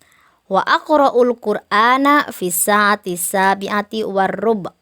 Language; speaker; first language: Arabic; non-native, fluent; Indonesian